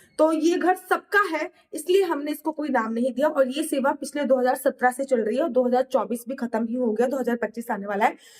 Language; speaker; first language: Hindi; native; Hindi